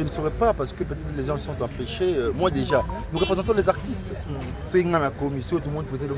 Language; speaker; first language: French; non-native, local second language; Lingala